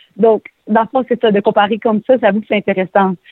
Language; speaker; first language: French; native; French